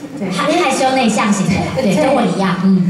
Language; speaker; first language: Chinese; native; Chinese